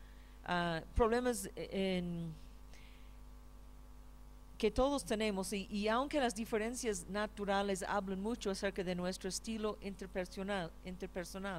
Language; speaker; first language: Spanish; non-native, fluent; English